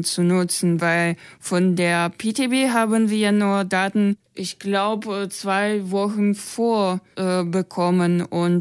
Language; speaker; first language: German; non-native, fluent; Ukrainian